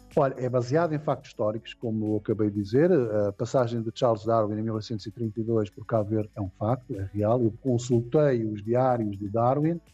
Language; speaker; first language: Portuguese; non-native, local second language; Kabuverdianu